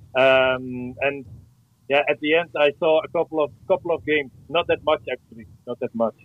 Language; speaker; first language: English; non-native, fluent; Dutch